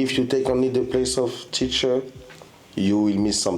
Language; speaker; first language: English; non-native, fluent; French